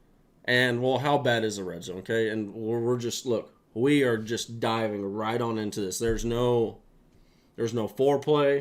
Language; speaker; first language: English; native; English